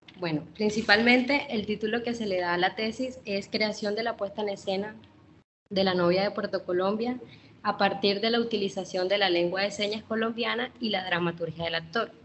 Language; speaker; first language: Spanish; non-native, local second language; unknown